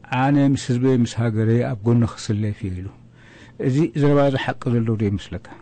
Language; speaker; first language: Tigrinya; native; Tigrinya